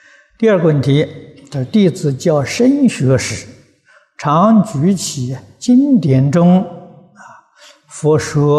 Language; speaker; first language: Chinese; native; Chinese